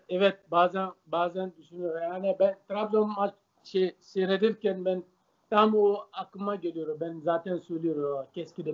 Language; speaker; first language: Turkish; non-native, learner; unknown